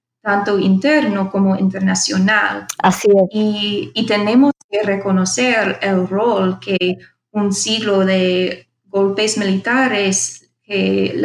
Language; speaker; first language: Spanish; non-native, fluent; English